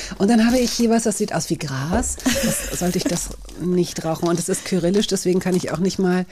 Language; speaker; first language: German; native; German